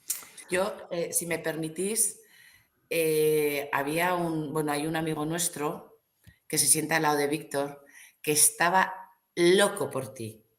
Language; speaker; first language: Spanish; native; Spanish